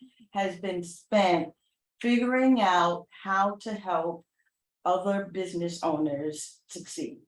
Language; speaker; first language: English; native; English